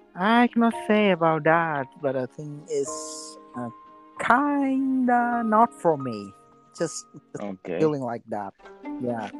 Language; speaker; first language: English; non-native, learner; Vietnamese